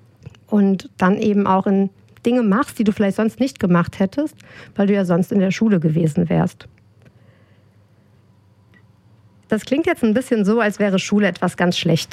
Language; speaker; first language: German; native; German